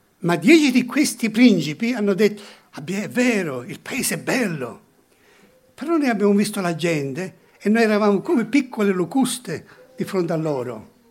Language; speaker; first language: Italian; early bilingual, heritage; Italian